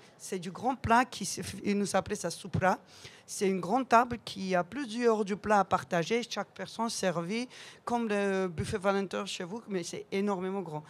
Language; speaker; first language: French; non-native, learner; Georgian